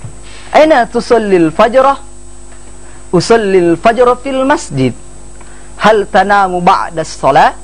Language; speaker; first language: Arabic; non-native, fluent; Indonesian